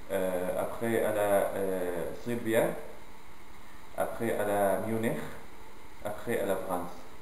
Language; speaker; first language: French; non-native, learner; Arabic